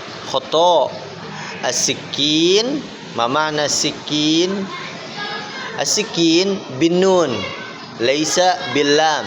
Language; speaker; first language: Arabic; non-native, fluent; Indonesian